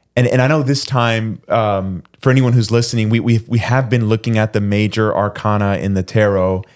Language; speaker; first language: English; early bilingual, other home language; Spanish